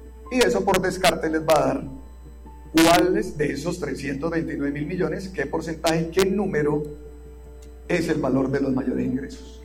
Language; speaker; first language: Spanish; native; Spanish